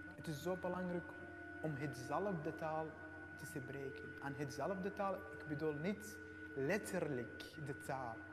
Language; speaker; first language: Dutch; non-native, fluent; Arabic